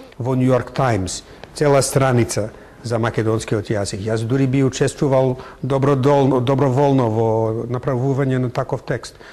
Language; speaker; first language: Macedonian; non-native, fluent; English